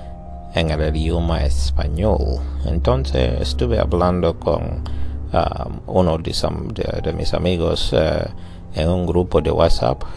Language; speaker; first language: Spanish; non-native, learner; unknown